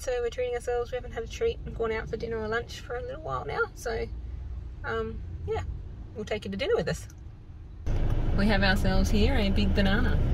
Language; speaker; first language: English; native; English